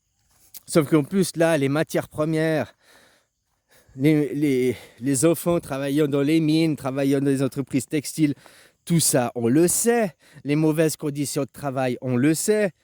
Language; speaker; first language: French; native; French